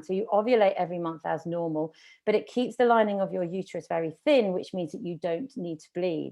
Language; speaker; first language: English; native; English